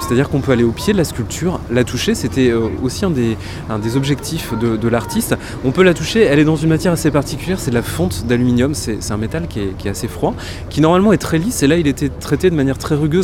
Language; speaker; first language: French; native; French